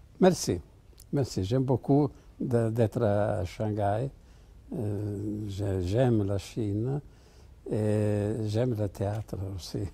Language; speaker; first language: French; non-native, fluent; Italian